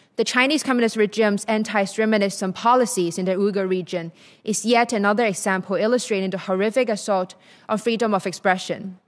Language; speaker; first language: English; non-native, local second language; Cantonese